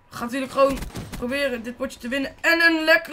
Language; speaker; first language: Dutch; native; Dutch